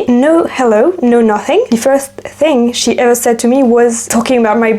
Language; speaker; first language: English; non-native, fluent; French